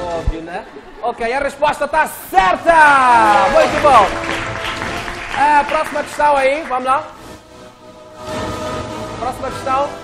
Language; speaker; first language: Portuguese; native; Portuguese